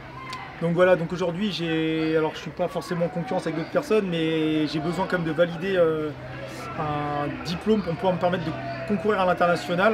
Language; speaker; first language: French; native; French